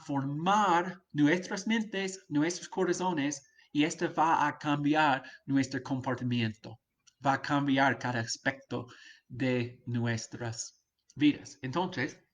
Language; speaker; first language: Spanish; non-native, fluent; English